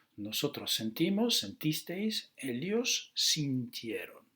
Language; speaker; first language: Spanish; non-native, fluent; Dutch